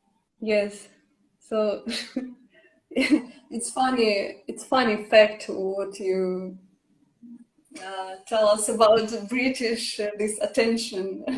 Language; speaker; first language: English; non-native, learner; Russian